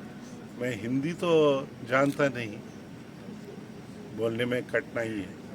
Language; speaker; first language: Hindi; non-native, local second language; Telugu